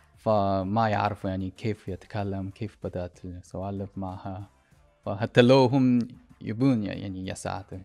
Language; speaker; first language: Arabic; non-native, learner; Korean